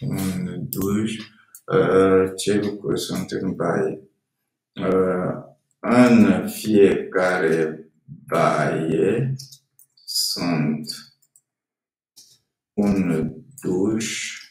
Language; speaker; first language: Romanian; non-native, fluent; French